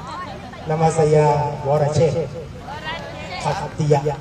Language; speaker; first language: Indonesian; non-native, learner; Thai